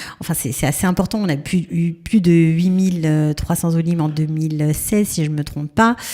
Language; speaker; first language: French; native; French